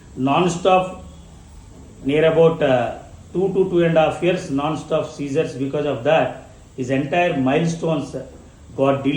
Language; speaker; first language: English; non-native, local second language; Telugu